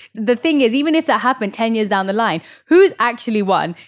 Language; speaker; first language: English; early bilingual, other home language; Hindi